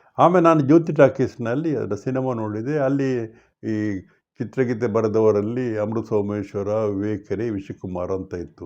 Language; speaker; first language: Kannada; non-native, local second language; Tulu